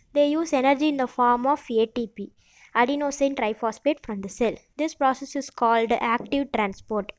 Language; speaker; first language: English; non-native, local second language; Tamil